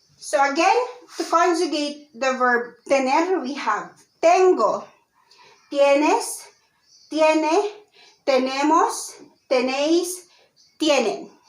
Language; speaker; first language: Spanish; non-native, learner; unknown